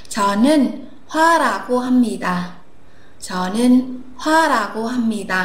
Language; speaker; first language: Korean; non-native, fluent; Vietnamese